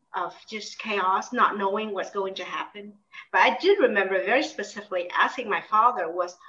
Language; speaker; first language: English; early bilingual, other home language; Vietnamese